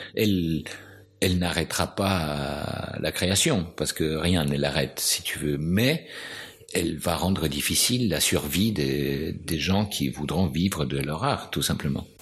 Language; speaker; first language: French; non-native, fluent; Spanish